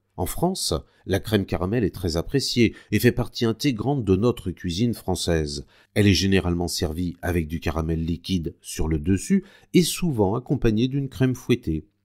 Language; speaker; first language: French; native; French